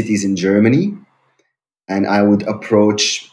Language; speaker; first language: English; non-native, fluent; Arabic